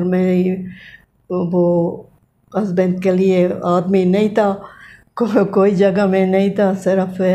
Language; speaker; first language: Hindi; non-native, learner; Bosnian